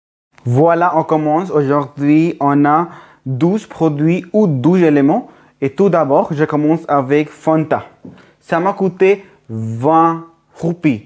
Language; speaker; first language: French; non-native, learner; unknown